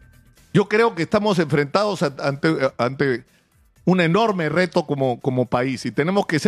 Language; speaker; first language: Spanish; native; Spanish